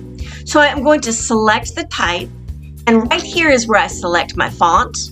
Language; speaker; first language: English; native; English